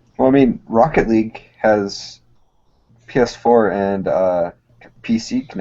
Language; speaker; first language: English; native; English